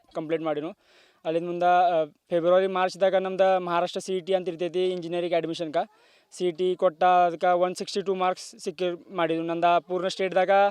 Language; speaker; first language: Kannada; non-native, local second language; Marathi